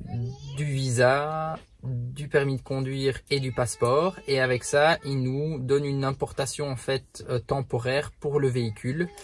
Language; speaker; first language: French; native; French